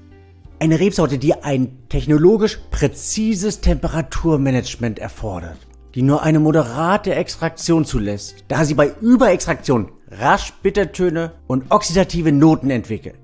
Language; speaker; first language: German; native; German